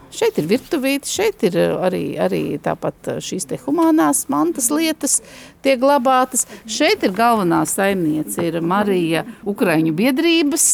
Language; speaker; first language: Latvian; native; Latvian